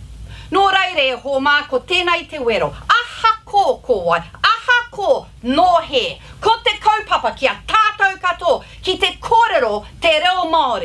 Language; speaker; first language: Māori; non-native, local second language; English